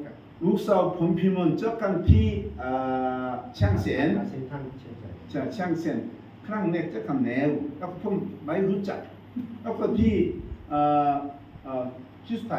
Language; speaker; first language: Thai; non-native, learner; Korean